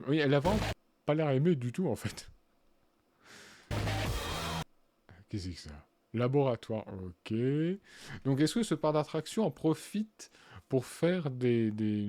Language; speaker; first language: French; native; French